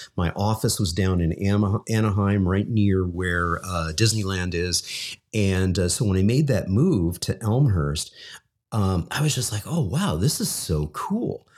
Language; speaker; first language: English; native; English